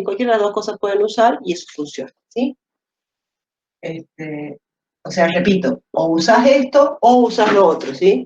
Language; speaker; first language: Spanish; native; Spanish